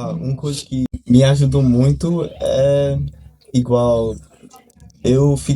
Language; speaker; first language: Portuguese; early bilingual, heritage; Portuguese